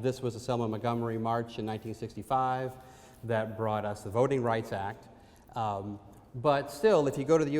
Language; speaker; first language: English; native; English